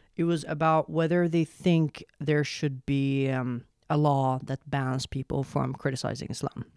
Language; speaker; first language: English; non-native, fluent; Arabic